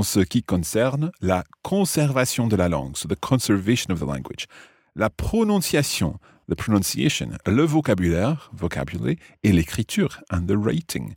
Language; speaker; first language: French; non-native, fluent; English